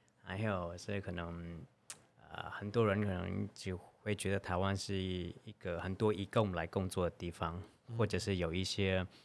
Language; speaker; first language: Chinese; non-native, fluent; Vietnamese